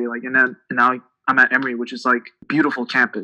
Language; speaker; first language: English; early bilingual, other home language; Tibetan